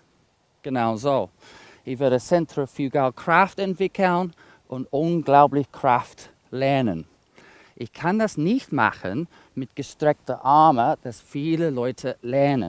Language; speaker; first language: German; non-native, fluent; English